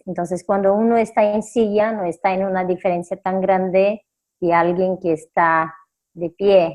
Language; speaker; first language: Spanish; non-native, fluent; Portuguese